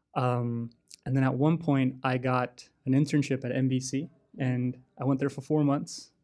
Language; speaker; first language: English; native; English